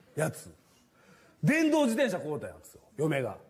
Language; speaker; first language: Japanese; native; Japanese